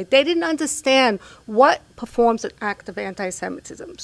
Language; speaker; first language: English; non-native, fluent; Hebrew